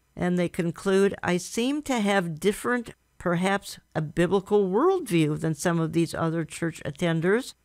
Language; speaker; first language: English; native; English